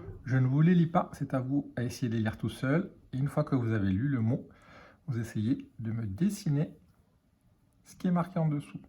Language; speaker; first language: French; native; French